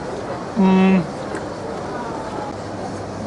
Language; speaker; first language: German; non-native, fluent; Romanian